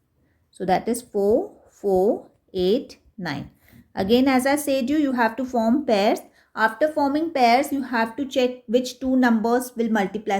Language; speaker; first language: English; non-native, local second language; Hindi